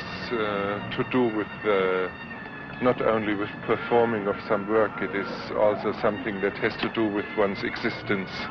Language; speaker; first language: English; non-native, fluent; German